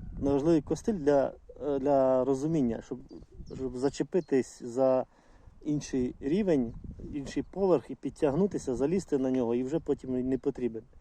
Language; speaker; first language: Ukrainian; non-native, local second language; Russian